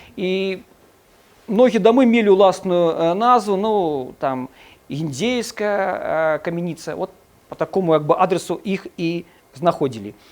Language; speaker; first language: Belarusian; non-native, local second language; Russian